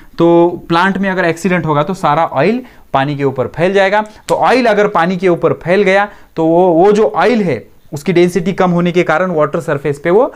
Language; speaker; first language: Hindi; non-native, local second language; Marathi